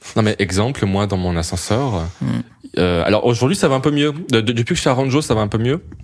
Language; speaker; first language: French; native; French